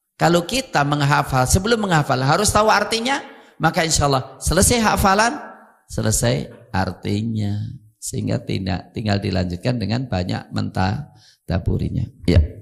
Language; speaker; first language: Indonesian; native; Indonesian